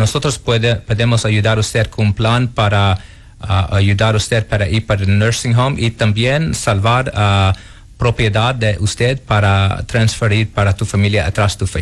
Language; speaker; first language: Spanish; non-native, learner; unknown